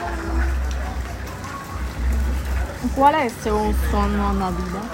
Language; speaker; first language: Portuguese; non-native, learner; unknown